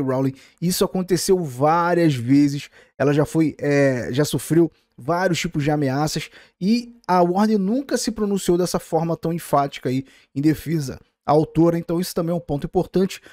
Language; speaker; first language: Portuguese; native; Portuguese